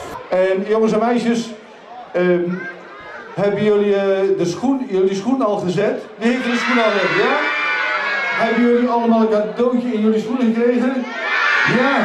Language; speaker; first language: Dutch; native; Dutch